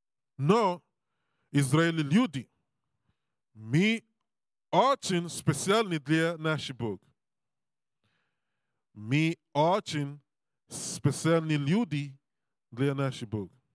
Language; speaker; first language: Russian; non-native, learner; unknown